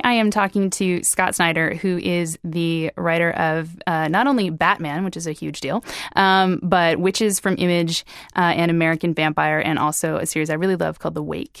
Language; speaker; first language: English; native; English